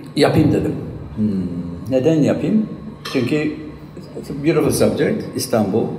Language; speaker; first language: Turkish; non-native, fluent; Irish